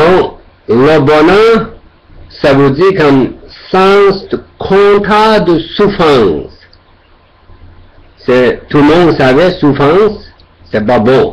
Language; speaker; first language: French; non-native, learner; Tibetan